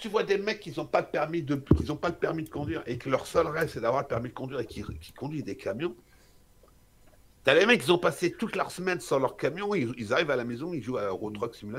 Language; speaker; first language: French; native; French